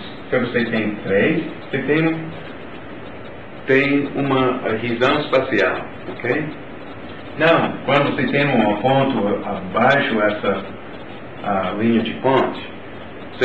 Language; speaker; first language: Portuguese; non-native, learner; English